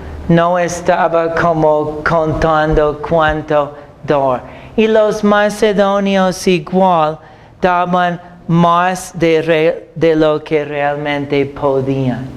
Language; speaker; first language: Spanish; non-native, fluent; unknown